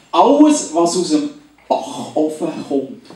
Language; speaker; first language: German; native; German